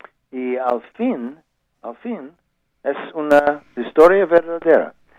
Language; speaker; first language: Spanish; non-native, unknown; English